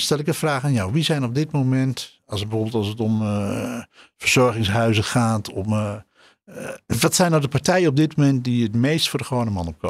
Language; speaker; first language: Dutch; native; Dutch